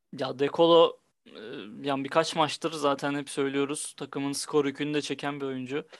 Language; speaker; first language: Turkish; native; Turkish